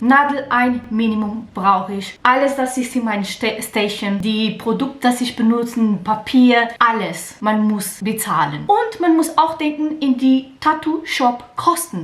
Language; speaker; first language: German; non-native, learner; Portuguese